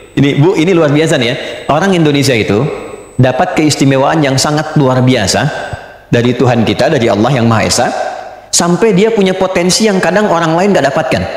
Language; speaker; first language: Indonesian; native; Indonesian